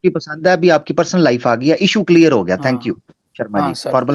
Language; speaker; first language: Hindi; native; Hindi